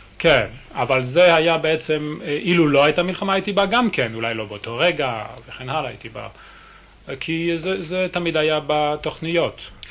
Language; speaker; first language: Hebrew; non-native, fluent; French